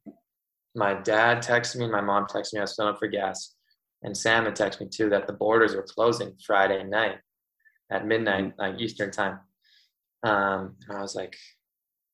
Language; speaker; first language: English; native; English